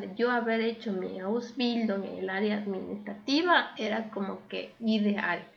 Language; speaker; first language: Spanish; native; Spanish